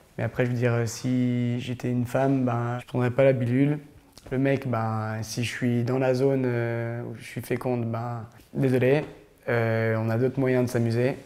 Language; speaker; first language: French; native; French